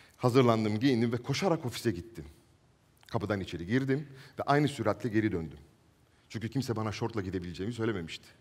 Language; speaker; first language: Turkish; non-native, local second language; Italian